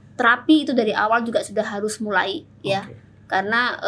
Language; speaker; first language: Indonesian; native; Indonesian